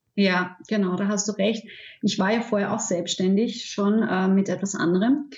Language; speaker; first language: German; native; German